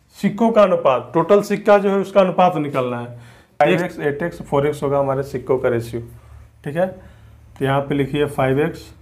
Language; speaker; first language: Hindi; native; Hindi